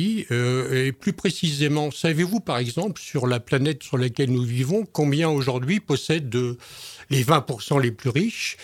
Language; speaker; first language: French; native; French